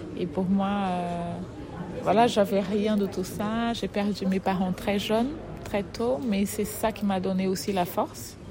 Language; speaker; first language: French; non-native, fluent; Portuguese